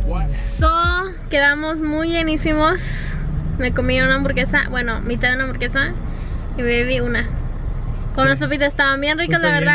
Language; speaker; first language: Spanish; native; Spanish